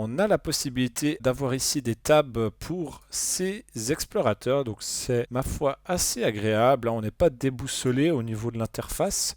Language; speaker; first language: French; native; French